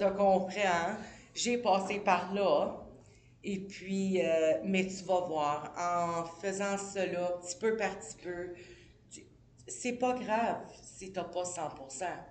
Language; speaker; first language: French; native; French